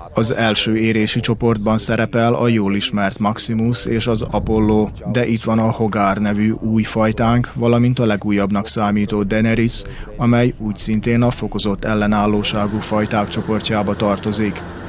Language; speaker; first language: Hungarian; native; Hungarian